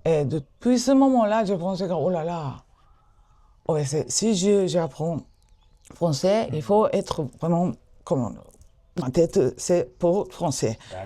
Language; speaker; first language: French; non-native, fluent; Japanese